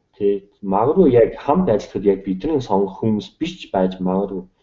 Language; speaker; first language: Mongolian; non-native, fluent; English